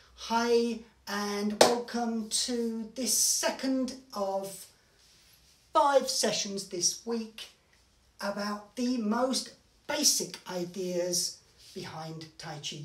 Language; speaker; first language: English; native; English